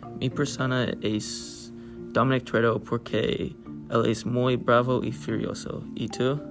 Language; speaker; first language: Spanish; non-native, learner; English